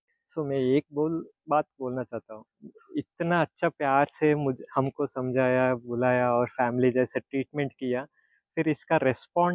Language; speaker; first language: Hindi; non-native, local second language; Gujarati